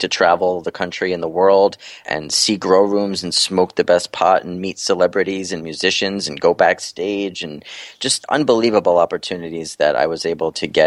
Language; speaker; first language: English; native; English